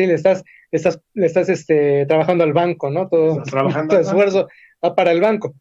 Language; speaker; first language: Spanish; native; Spanish